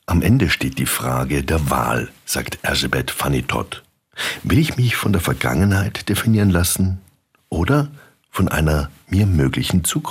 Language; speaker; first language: German; native; German